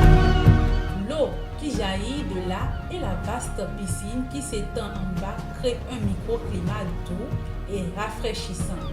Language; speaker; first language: French; native; French